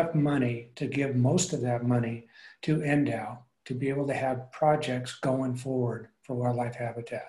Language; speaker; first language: English; native; English